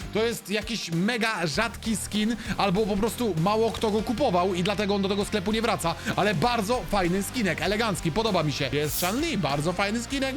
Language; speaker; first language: Polish; native; Polish